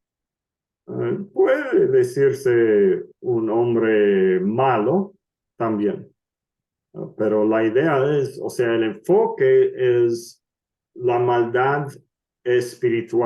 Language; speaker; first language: Spanish; non-native, fluent; English